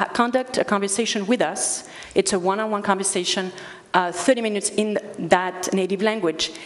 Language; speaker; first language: English; early bilingual, other home language; Spanish